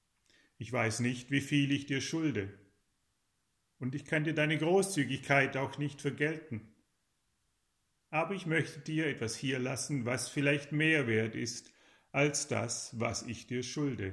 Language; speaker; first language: German; native; German